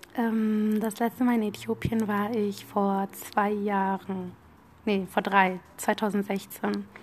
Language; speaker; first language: German; early bilingual, other home language; Amharic